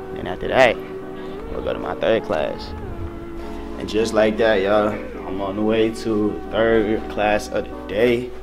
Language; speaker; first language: English; native; English